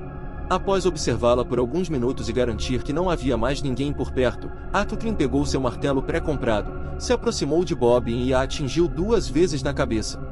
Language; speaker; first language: Portuguese; native; Portuguese